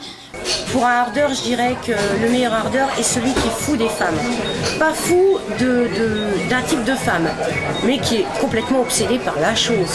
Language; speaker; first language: French; native; French